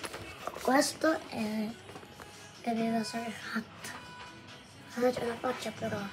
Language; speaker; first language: Italian; non-native, learner; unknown